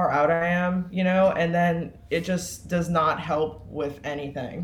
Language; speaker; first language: English; native; English